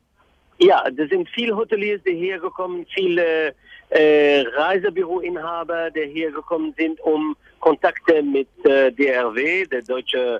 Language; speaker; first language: German; non-native, fluent; Arabic